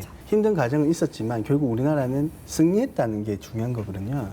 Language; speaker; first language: Korean; native; Korean